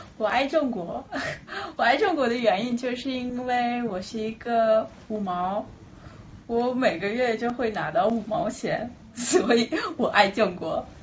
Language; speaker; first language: Chinese; non-native, fluent; Persian